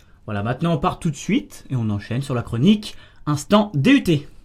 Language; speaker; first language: French; native; French